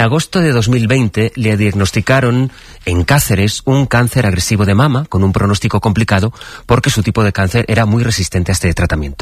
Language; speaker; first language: Spanish; native; Spanish